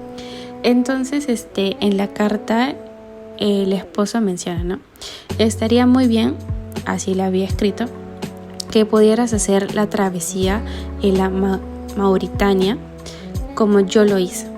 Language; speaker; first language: Spanish; native; Spanish